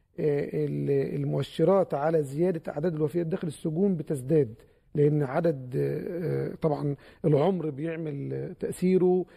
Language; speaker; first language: Arabic; native; Arabic